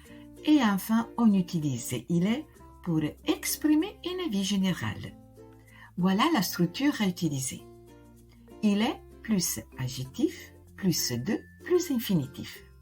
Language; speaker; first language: French; non-native, fluent; Italian